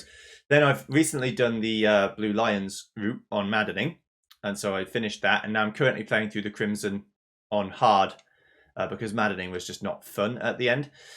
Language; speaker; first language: English; native; English